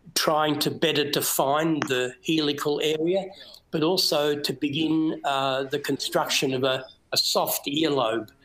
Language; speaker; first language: English; native; English